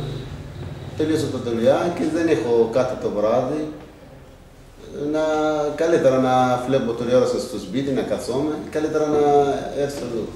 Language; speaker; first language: Greek; non-native, learner; Arabic